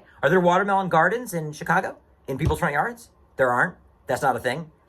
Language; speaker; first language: English; native; English